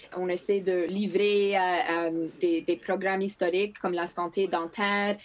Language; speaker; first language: French; non-native, local second language; Greek